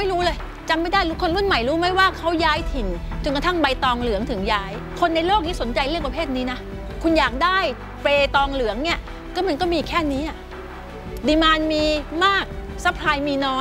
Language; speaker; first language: Thai; native; Thai